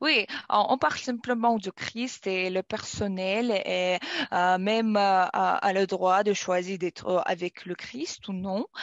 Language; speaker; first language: French; non-native, learner; Russian